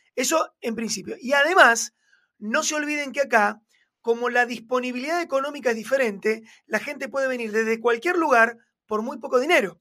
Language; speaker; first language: Spanish; native; Spanish